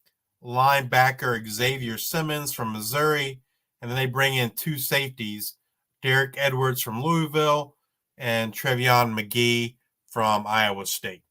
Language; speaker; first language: English; native; English